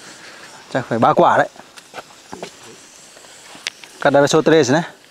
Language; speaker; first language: Vietnamese; native; Vietnamese